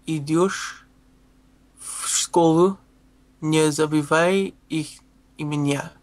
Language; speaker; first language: Russian; non-native, learner; English